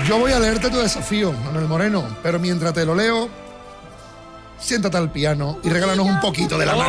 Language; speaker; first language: Spanish; native; Spanish